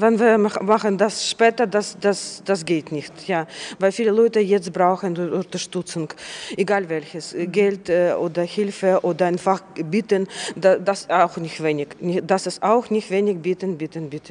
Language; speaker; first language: German; non-native, learner; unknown